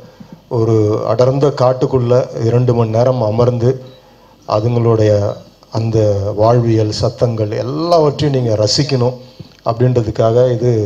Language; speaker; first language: Tamil; native; Tamil